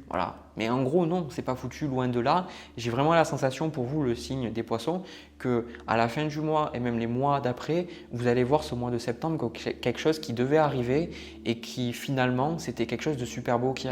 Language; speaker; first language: French; native; French